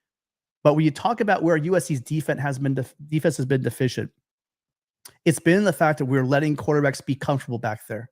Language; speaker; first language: English; native; English